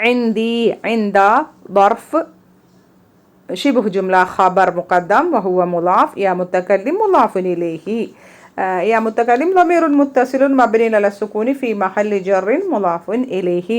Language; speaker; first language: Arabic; non-native, fluent; Malayalam